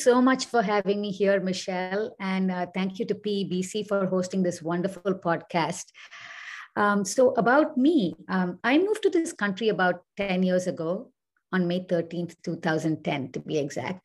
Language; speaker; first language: English; non-native, local second language; Tamil